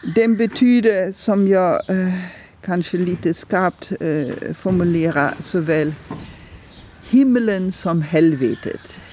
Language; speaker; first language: Swedish; non-native, fluent; German